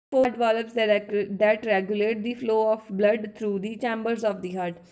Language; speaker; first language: English; non-native, local second language; Punjabi